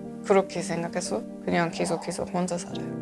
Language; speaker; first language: Korean; non-native, learner; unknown